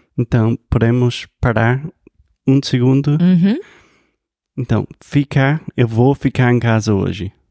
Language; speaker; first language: Portuguese; non-native, fluent; English